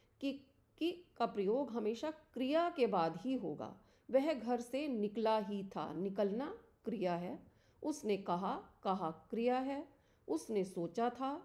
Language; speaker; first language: Hindi; native; Hindi